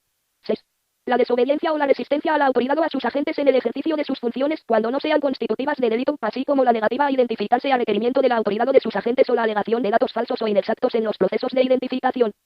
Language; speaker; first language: Spanish; native; Spanish